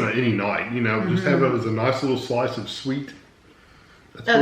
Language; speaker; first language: English; native; English